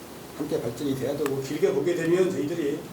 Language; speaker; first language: Korean; native; Korean